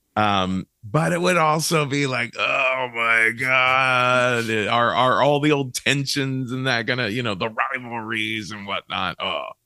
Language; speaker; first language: English; native; English